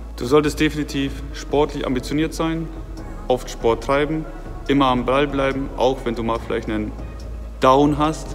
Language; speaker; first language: German; native; German